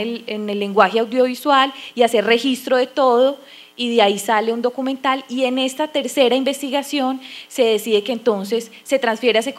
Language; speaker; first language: Spanish; native; Spanish